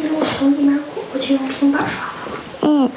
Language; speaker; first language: Chinese; native; Chinese